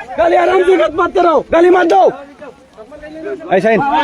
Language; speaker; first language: Hindi; non-native, learner; Bangla